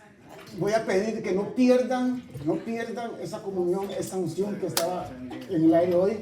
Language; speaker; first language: Spanish; native; Spanish